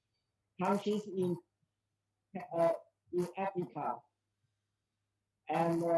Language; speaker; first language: English; non-native, learner; Chinese